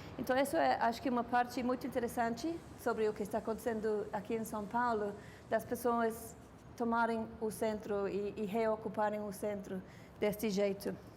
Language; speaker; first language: Portuguese; non-native, fluent; English